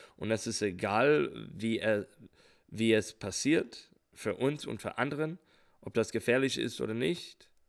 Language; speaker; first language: German; non-native, fluent; English